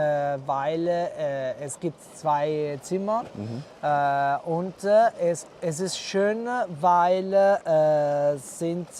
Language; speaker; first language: German; non-native, fluent; Italian